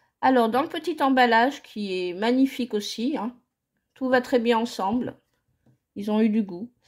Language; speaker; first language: French; native; French